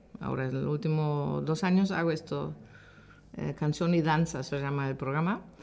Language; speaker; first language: Spanish; non-native, fluent; German